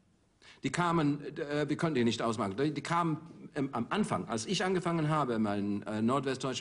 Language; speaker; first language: German; non-native, fluent; English